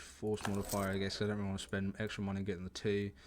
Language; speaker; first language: English; native; English